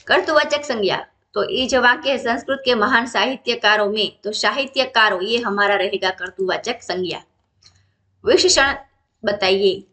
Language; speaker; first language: Hindi; non-native, local second language; Gujarati